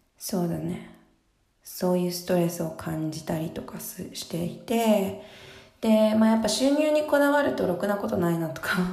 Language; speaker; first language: Japanese; native; Japanese